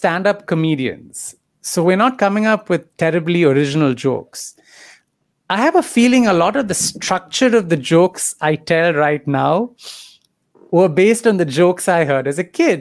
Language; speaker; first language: English; non-native, local second language; Tamil